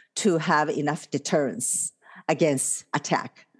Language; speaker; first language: English; non-native, fluent; Chinese